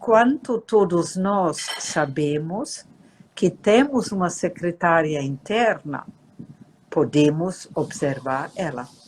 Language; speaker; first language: Portuguese; non-native, fluent; German